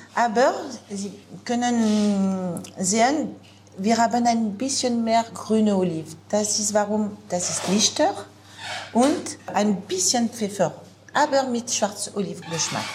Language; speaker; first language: German; non-native, learner; French